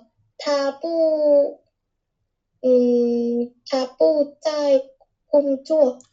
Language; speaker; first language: Chinese; non-native, learner; Vietnamese